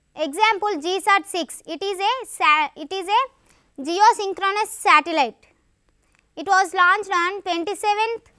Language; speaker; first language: English; non-native, local second language; Telugu